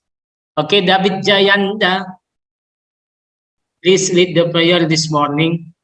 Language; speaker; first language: English; non-native, learner; Indonesian